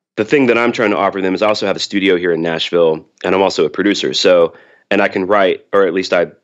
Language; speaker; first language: English; native; English